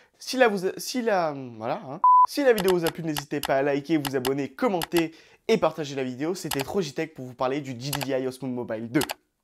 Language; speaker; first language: French; native; French